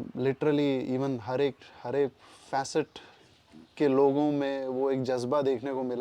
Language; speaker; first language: Hindi; non-native, local second language; Malayalam